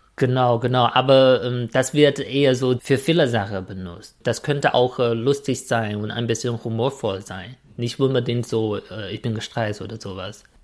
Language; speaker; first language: German; non-native, fluent; Chinese